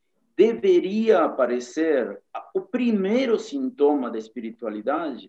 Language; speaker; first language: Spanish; non-native, learner; Portuguese